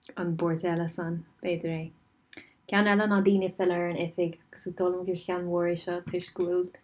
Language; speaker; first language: Irish; non-native, local second language; English